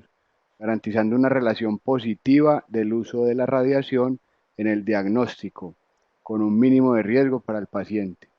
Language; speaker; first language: Spanish; native; Spanish